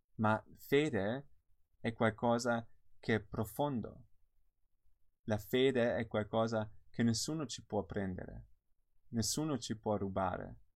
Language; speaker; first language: Italian; non-native, fluent; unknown